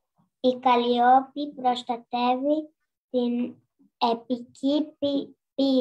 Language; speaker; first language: Greek; non-native, learner; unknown